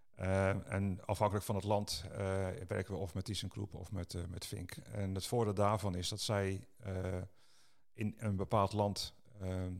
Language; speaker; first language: Dutch; native; Dutch